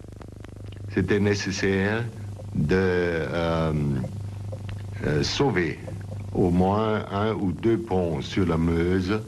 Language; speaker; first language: French; non-native, learner; German